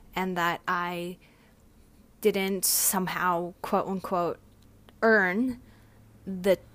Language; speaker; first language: English; non-native, fluent; Turkish